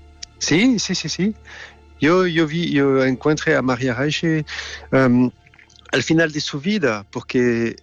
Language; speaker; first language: Spanish; non-native, learner; French